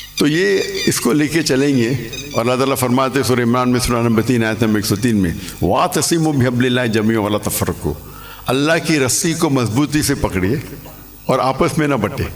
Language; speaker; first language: Urdu; non-native, local second language; English